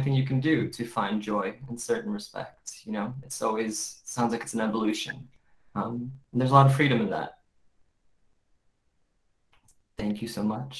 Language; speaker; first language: English; native; English